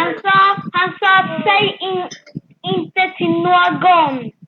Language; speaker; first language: Swedish; early bilingual, other home language; French